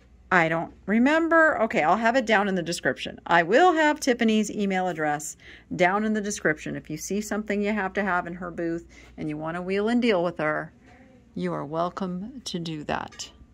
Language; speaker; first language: English; native; English